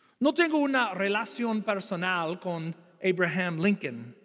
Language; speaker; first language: Spanish; non-native, fluent; English